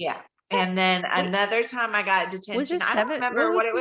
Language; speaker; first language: English; native; English